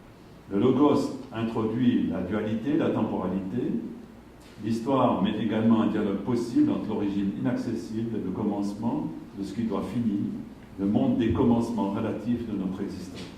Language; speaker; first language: French; native; French